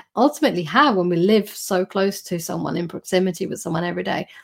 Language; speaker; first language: English; non-native, fluent; Swedish